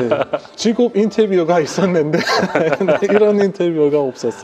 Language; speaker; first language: Korean; non-native, fluent; Persian